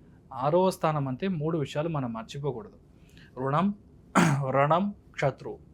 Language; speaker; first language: Telugu; non-native, fluent; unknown